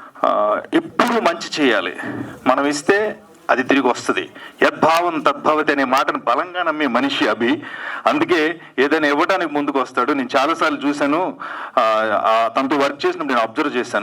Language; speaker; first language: Telugu; native; Telugu